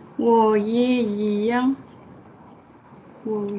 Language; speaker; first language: Chinese; non-native, learner; Malay